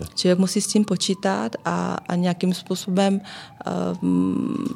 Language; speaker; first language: Czech; non-native, fluent; Vietnamese